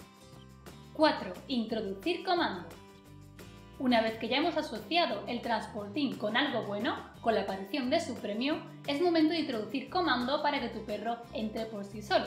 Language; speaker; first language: Spanish; native; Spanish